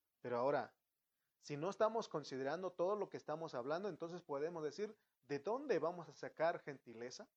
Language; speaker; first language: Spanish; native; Spanish